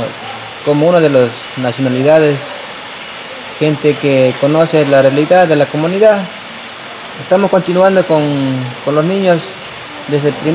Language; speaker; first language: Spanish; non-native, local second language; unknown